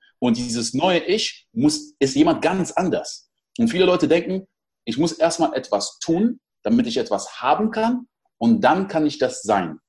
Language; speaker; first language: German; early bilingual, other home language; French